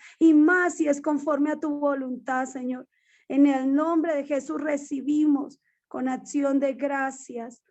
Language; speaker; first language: Spanish; native; Spanish